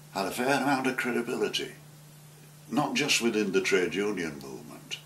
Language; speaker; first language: English; native; English